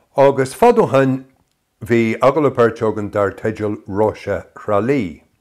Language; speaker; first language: Irish; native; Irish